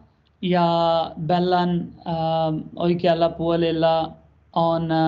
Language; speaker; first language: Finnish; non-native, learner; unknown